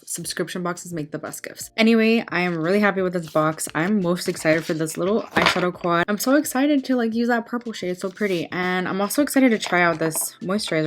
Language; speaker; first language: English; native; English